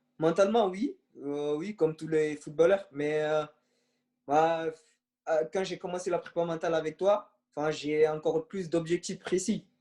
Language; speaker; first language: French; non-native, local second language; Bambara